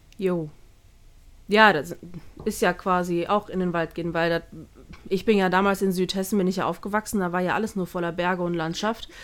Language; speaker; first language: German; early bilingual, other home language; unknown